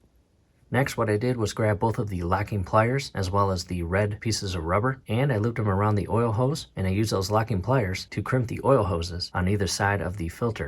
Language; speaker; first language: English; native; English